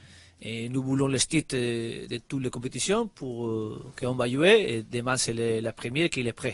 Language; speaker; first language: French; non-native, learner; Spanish